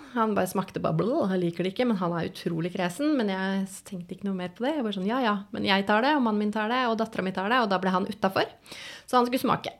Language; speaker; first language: Norwegian; native; Norwegian